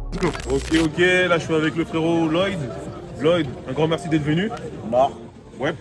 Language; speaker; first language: French; native; French